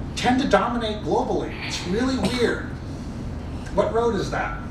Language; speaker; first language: English; native; English